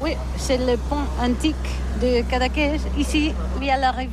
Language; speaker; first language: French; non-native, learner; Catalan